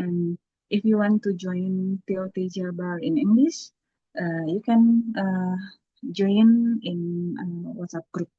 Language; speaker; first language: English; non-native, learner; Indonesian